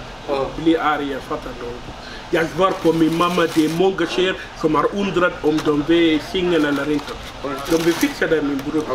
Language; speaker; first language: Swedish; non-native, learner; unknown